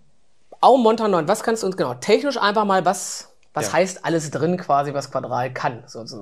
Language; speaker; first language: German; native; German